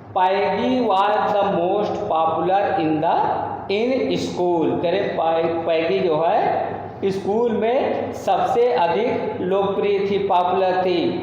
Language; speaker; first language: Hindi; native; Hindi